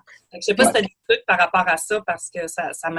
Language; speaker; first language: French; native; French